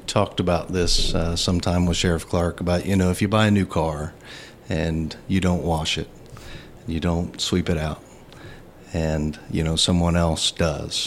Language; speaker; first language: English; native; English